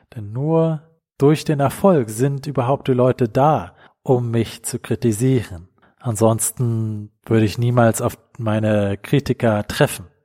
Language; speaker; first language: German; native; German